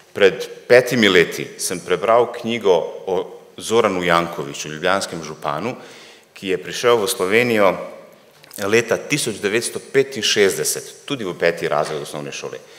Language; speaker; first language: Slovenian; early bilingual, other home language; Bosnian